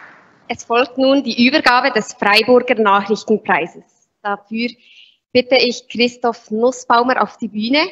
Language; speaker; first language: German; native; German